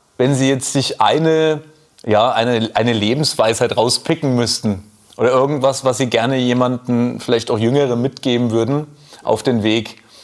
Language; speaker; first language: German; native; German